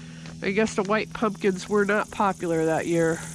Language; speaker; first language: English; native; English